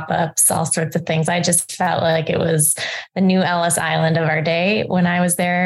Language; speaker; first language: English; native; English